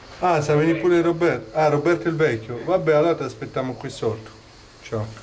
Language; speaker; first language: Italian; native; Italian